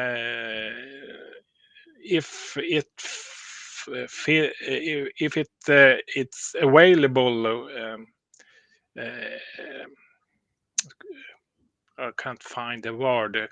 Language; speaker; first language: English; non-native, learner; Swedish